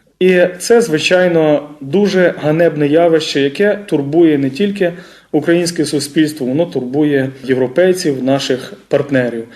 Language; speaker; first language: Ukrainian; native; Ukrainian